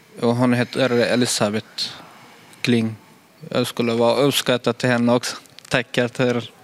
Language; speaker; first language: Swedish; non-native, fluent; Tigrinya